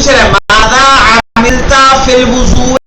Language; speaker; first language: Arabic; non-native, fluent; Urdu